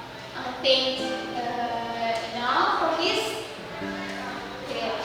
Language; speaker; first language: English; non-native, fluent; Indonesian